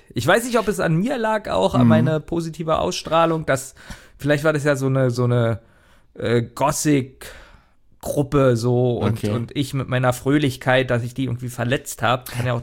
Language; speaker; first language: German; native; German